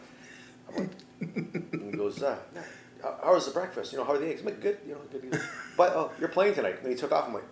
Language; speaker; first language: English; native; English